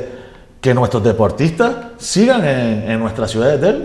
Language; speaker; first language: Spanish; native; Spanish